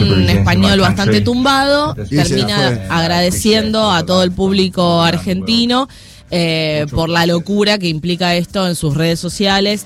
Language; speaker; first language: Spanish; native; Spanish